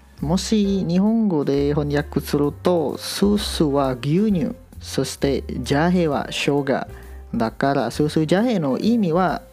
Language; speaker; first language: Japanese; non-native, learner; Indonesian